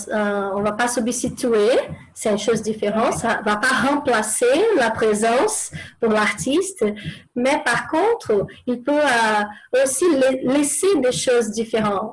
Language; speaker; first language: French; non-native, fluent; Portuguese